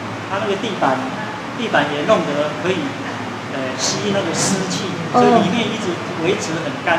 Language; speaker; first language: Chinese; native; Chinese